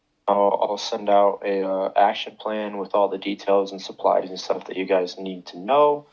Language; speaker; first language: English; native; English